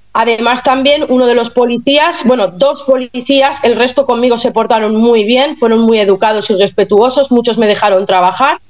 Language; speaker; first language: Spanish; native; Spanish